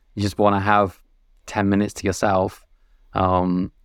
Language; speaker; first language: English; native; English